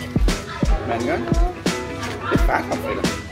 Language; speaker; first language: Danish; native; Danish